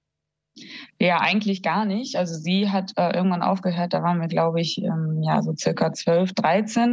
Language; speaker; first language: German; native; German